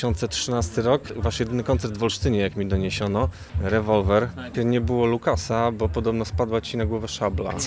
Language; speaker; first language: Polish; native; Polish